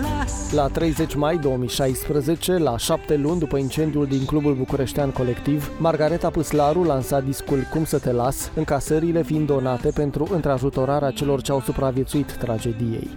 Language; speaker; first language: Romanian; native; Romanian